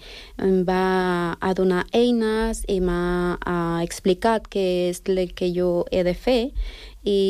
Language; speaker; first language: Catalan; non-native, fluent; Spanish